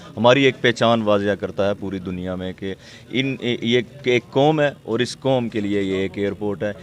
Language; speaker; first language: Urdu; non-native, local second language; Pahari-Potwari